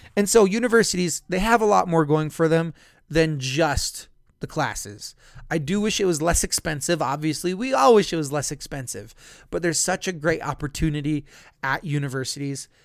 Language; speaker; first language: English; native; English